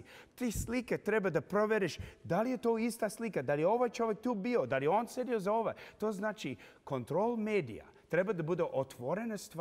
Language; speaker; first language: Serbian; early bilingual, heritage; English